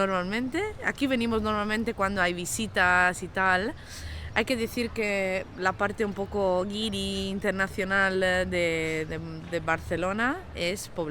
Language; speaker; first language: Spanish; non-native, local second language; Catalan